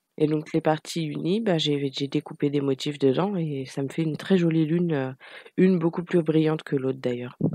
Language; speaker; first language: French; native; French